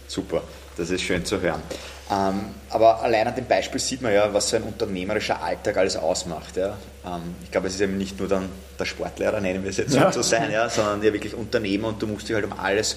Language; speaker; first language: German; native; German